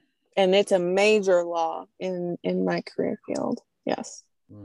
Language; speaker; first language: English; native; English